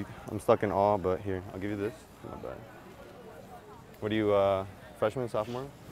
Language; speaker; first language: English; early bilingual, other home language; Spanish